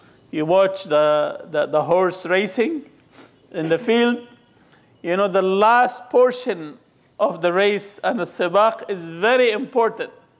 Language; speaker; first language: English; non-native, fluent; Arabic